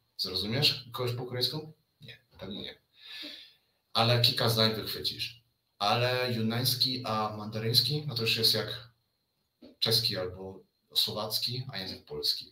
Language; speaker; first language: Polish; early bilingual, other home language; Chinese